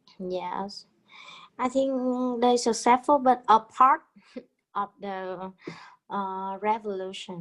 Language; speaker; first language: English; non-native, learner; Vietnamese